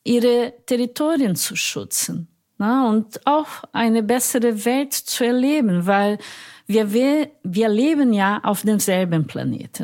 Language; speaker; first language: German; non-native, fluent; Portuguese